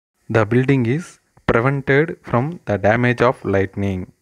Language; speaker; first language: English; non-native, local second language; Tamil